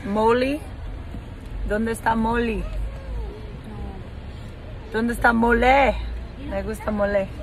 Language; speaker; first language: Spanish; non-native, learner; English